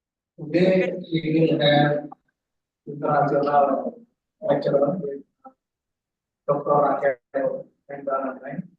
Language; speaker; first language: English; non-native, fluent; Indonesian